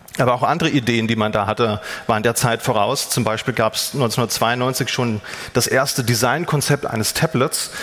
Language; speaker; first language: German; native; German